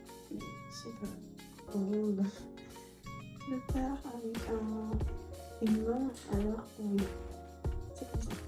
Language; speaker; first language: French; non-native, fluent; Russian